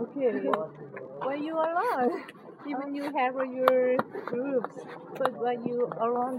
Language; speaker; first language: English; non-native, learner; Korean